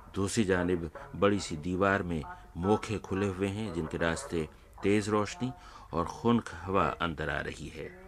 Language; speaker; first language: Urdu; native; Urdu